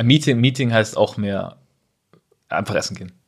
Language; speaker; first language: German; native; German